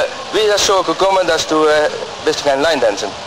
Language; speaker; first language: German; non-native, learner; Dutch